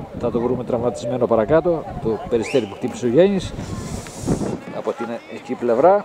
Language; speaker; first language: Greek; native; Greek